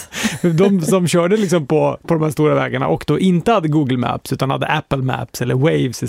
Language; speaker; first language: Swedish; native; Swedish